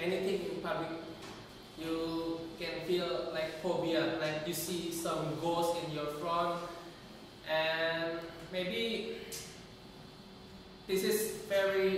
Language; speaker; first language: English; non-native, learner; Indonesian